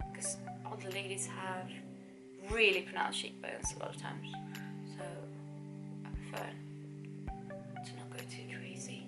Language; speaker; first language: English; non-native, fluent; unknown